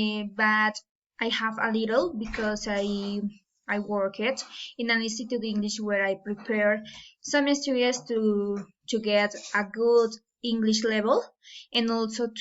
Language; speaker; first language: English; non-native, learner; Spanish